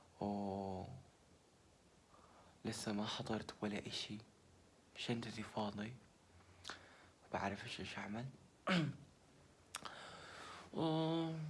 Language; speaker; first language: Arabic; early bilingual, other home language; Korean